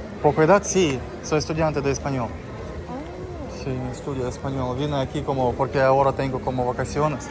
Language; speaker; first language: Spanish; non-native, learner; Russian